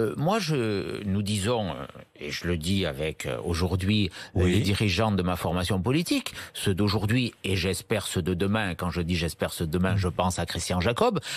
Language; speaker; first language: French; native; French